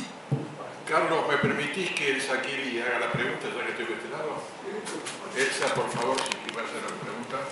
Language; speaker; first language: Spanish; native; Spanish